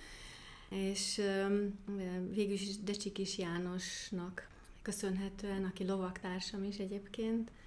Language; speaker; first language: Hungarian; non-native, fluent; German